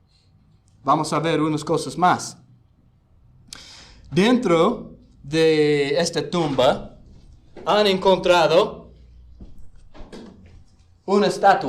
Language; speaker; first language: Spanish; non-native, fluent; English